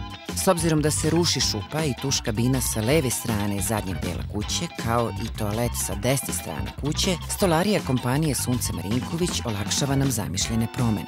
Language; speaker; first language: Serbian; native; Serbian